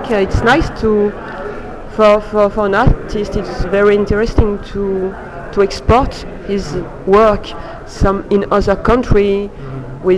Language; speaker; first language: English; non-native, learner; French